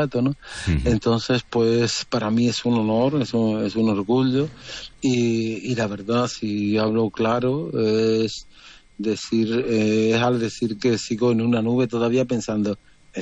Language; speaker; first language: Spanish; native; Spanish